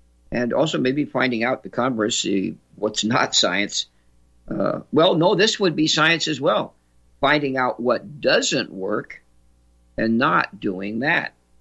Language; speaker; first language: English; native; English